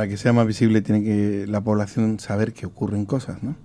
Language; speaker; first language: Spanish; native; Spanish